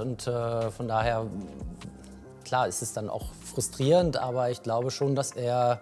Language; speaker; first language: German; native; German